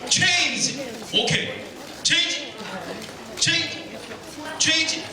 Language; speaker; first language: Korean; native; Korean